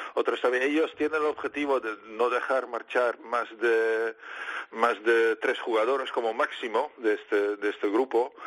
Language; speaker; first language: Spanish; non-native, fluent; Dutch